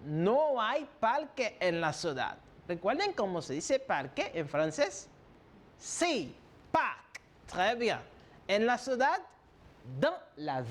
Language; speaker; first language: Spanish; non-native, fluent; French